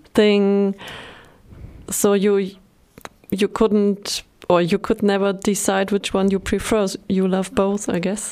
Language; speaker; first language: English; non-native, fluent; German